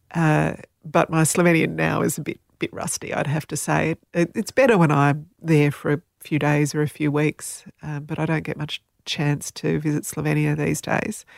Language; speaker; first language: English; non-native, local second language; Slovenian